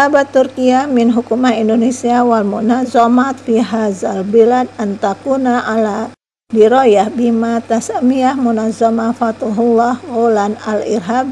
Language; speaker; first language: Arabic; non-native, fluent; Indonesian